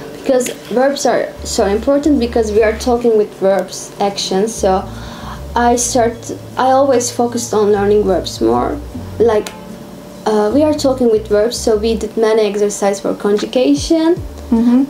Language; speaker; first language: English; non-native, fluent; Turkish